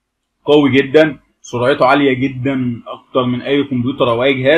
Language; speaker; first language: Arabic; native; Arabic